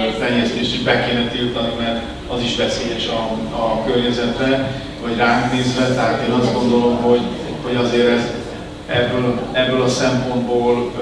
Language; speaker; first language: Hungarian; native; Hungarian